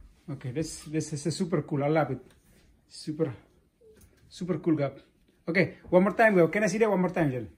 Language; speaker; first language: English; non-native, fluent; Indonesian